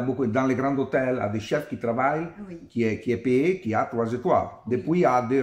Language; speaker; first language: French; non-native, learner; Italian